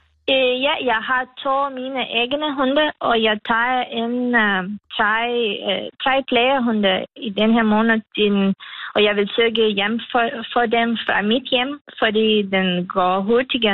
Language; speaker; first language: Danish; non-native, learner; Lithuanian